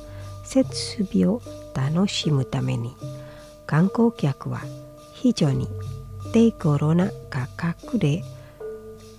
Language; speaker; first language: Japanese; non-native, fluent; Indonesian